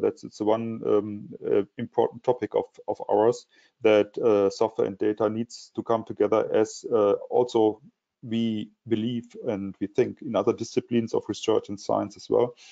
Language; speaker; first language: English; non-native, fluent; German